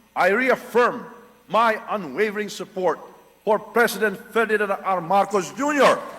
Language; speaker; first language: English; non-native, local second language; Filipino